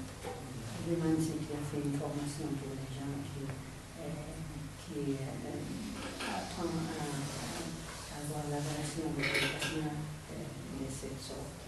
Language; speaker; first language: French; non-native, fluent; Spanish